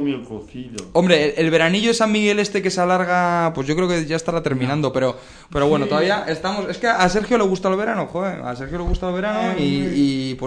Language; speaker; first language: Spanish; native; Spanish